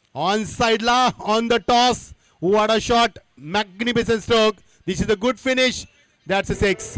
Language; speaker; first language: English; non-native, local second language; Marathi